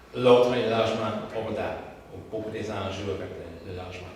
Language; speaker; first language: French; non-native, local second language; English